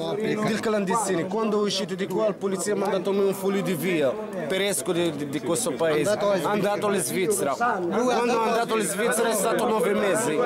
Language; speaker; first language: Italian; non-native, learner; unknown